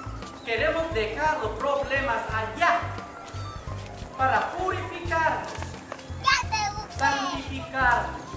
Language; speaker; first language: Spanish; non-native, fluent; Vietnamese